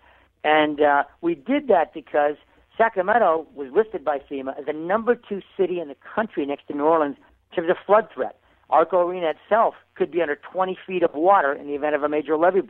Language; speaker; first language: English; native; English